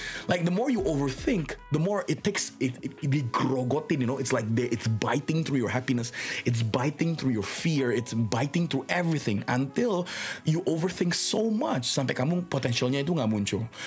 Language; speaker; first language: English; non-native, fluent; Indonesian